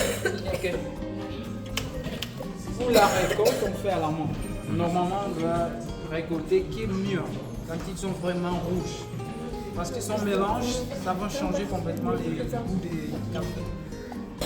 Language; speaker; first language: French; non-native, learner; Portuguese